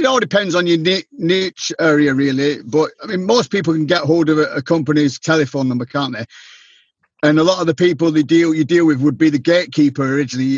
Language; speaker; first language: English; native; English